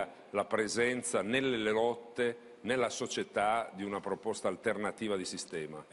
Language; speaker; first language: Italian; native; Italian